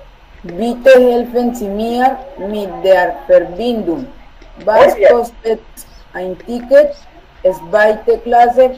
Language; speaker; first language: German; non-native, learner; Spanish